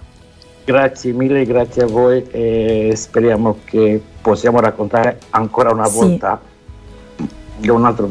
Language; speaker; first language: Italian; non-native, fluent; Romanian